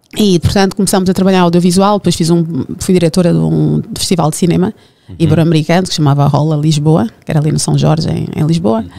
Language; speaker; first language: Portuguese; native; Portuguese